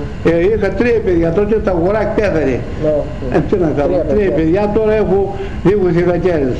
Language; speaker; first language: Greek; native; Greek